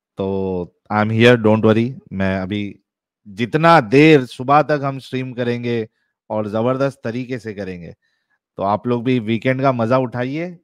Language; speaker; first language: Hindi; native; Hindi